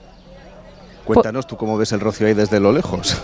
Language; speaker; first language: Spanish; native; Spanish